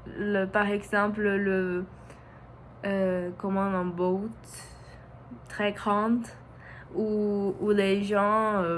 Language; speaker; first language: French; non-native, learner; Portuguese